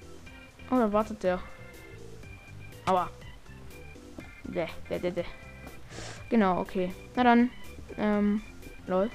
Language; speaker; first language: German; native; German